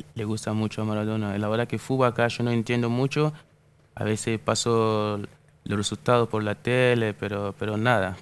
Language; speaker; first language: Spanish; non-native, fluent; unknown